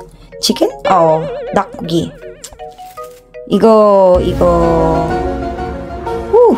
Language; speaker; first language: Korean; non-native, learner; Filipino